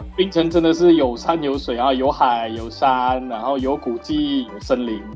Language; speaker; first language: Chinese; native; Chinese